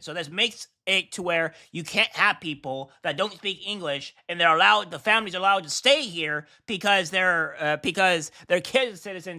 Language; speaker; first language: English; native; English